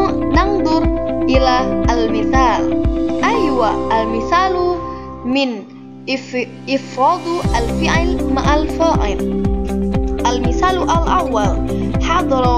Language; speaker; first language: Arabic; non-native, learner; Indonesian